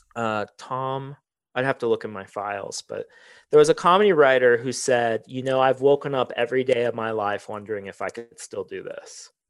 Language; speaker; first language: English; native; English